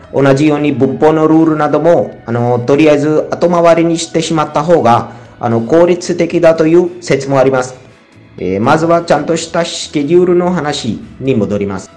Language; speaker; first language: Japanese; non-native, fluent; Hindi